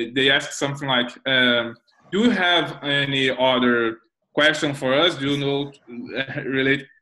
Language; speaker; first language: English; non-native, learner; Portuguese